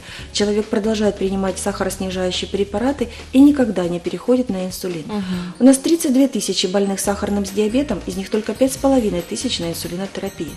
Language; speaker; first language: Russian; native; Russian